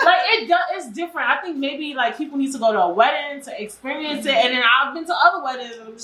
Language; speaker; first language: English; native; English